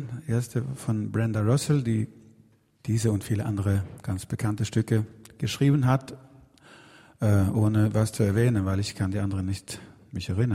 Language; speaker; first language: German; non-native, fluent; Swedish